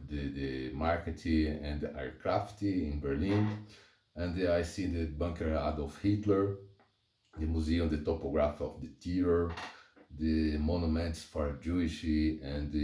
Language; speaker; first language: English; non-native, learner; Portuguese